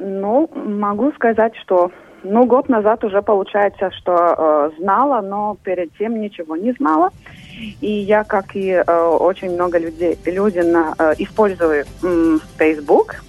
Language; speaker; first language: Russian; non-native, local second language; Latvian